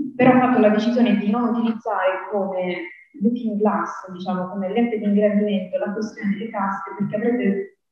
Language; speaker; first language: Italian; native; Italian